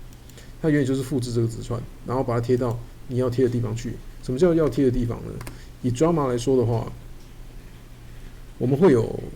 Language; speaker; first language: Chinese; native; Chinese